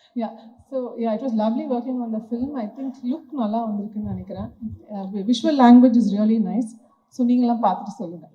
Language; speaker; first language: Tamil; non-native, learner; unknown